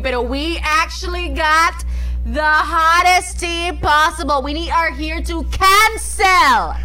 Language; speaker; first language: English; early bilingual, other home language; Spanish